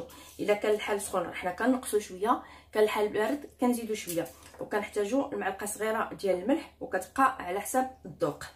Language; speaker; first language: Arabic; native; Arabic